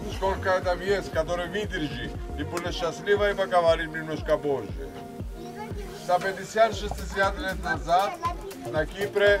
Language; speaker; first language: Russian; non-native, learner; Greek